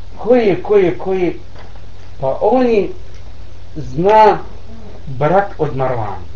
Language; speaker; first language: Bosnian; non-native, learner; Arabic